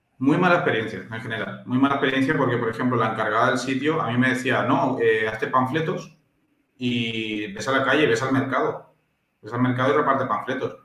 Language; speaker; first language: Spanish; native; Spanish